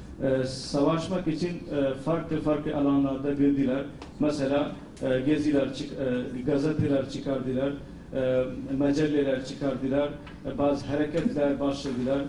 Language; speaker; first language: Turkish; non-native, fluent; Urdu